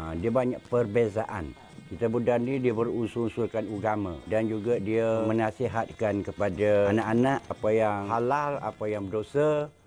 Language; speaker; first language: Malay; early bilingual, other home language; Min Nan Chinese